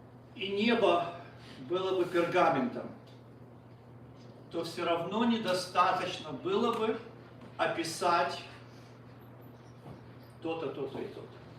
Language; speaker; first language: Russian; native; Russian